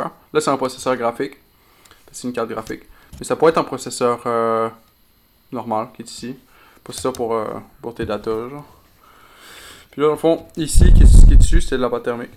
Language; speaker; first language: French; native; French